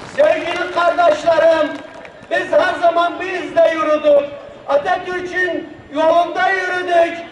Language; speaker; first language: Turkish; early bilingual, heritage; Arabic